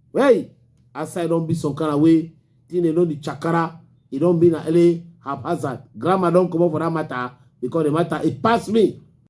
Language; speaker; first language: Nigerian Pidgin; native; Nigerian Pidgin